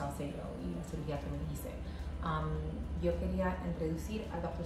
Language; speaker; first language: Spanish; non-native, local second language; English